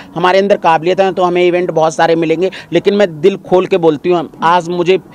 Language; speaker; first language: Hindi; native; Hindi